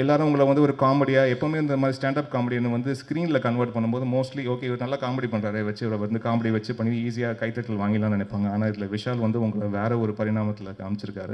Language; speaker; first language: Tamil; native; Tamil